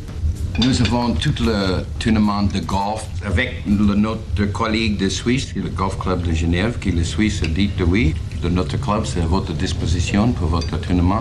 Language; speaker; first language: French; non-native, learner; English